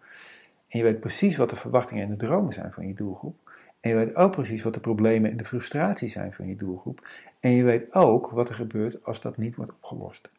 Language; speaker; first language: Dutch; native; Dutch